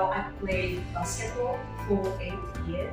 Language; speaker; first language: English; non-native, fluent; Portuguese